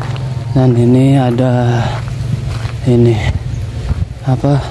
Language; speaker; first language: Indonesian; non-native, local second language; Madurese